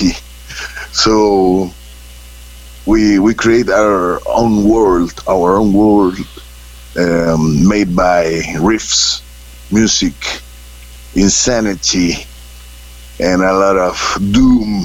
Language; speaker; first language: English; non-native, fluent; Spanish